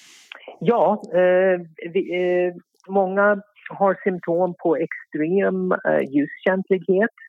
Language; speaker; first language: Swedish; non-native, fluent; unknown